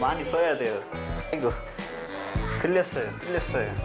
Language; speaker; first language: Korean; non-native, fluent; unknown